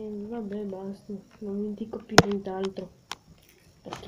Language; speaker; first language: Italian; native; Italian